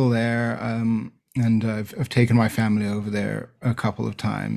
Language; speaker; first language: English; native; English